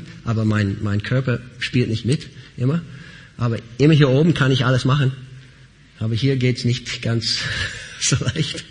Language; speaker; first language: German; non-native, fluent; English